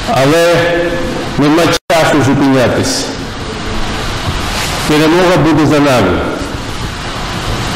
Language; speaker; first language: Ukrainian; non-native, fluent; Georgian